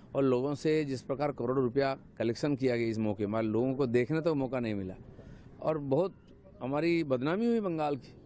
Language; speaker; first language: Hindi; non-native, local second language; Bangla